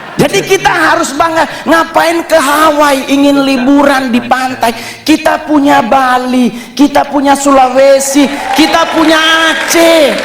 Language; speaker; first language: Indonesian; native; Indonesian